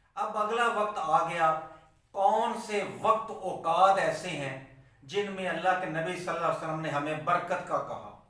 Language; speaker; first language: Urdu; non-native, local second language; Punjabi